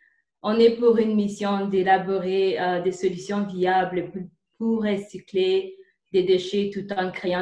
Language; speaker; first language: French; non-native, fluent; Kinyarwanda